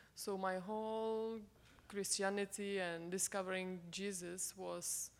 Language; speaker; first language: English; non-native, fluent; Czech